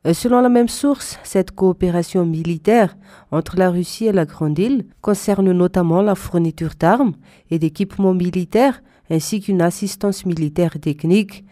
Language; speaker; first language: French; non-native, local second language; Malagasy